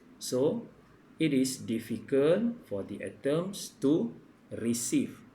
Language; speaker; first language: English; non-native, local second language; Malay